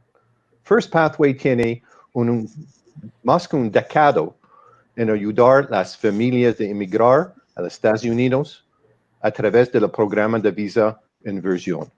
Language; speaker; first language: Spanish; non-native, fluent; English